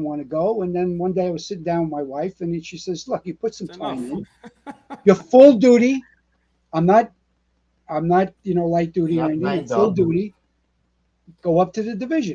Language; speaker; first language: English; native; English